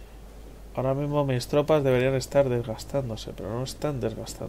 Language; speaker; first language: Spanish; native; Spanish